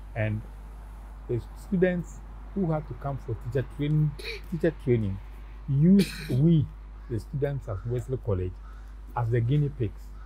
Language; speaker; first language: English; non-native, local second language; Akan